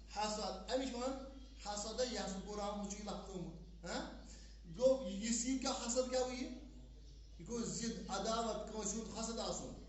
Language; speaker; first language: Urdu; non-native, local second language; Kashmiri